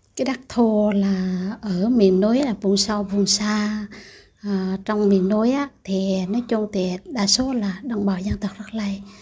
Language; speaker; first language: Vietnamese; non-native, local second language; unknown